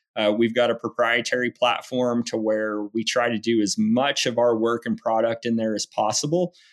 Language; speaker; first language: English; native; English